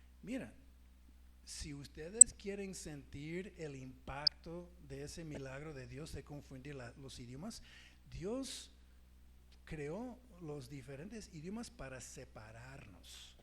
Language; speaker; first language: Spanish; non-native, fluent; English